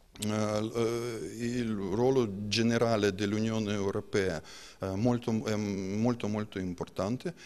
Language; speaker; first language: Italian; non-native, learner; Ukrainian